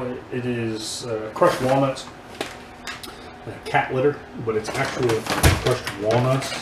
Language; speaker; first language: English; native; English